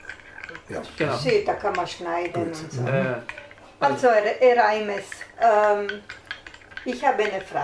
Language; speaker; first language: German; non-native, learner; Italian